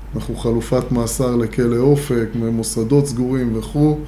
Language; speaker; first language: Hebrew; native; Hebrew